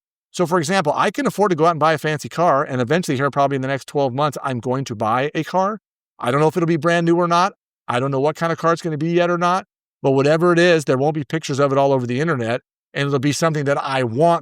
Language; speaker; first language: English; native; English